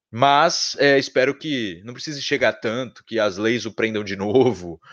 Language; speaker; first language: Portuguese; native; Portuguese